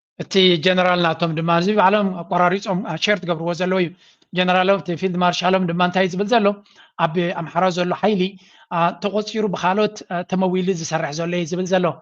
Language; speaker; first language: Tigrinya; native; Tigrinya